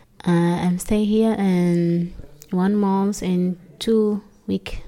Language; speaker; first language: English; non-native, learner; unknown